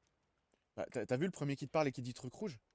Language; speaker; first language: French; native; French